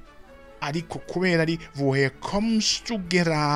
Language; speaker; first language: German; non-native, fluent; Rundi